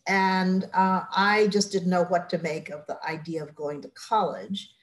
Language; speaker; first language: English; native; English